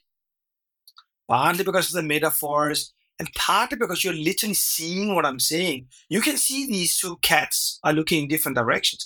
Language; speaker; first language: English; non-native, fluent; Danish